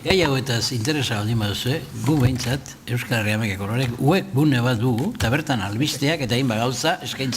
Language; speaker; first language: Basque; native; Basque